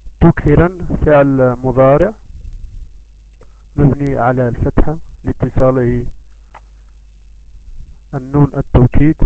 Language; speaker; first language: Arabic; non-native, learner; Dutch